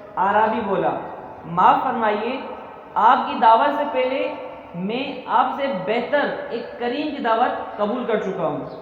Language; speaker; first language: Urdu; non-native, local second language; Sindhi